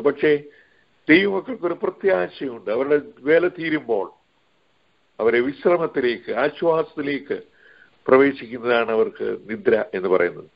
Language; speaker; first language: Malayalam; native; Malayalam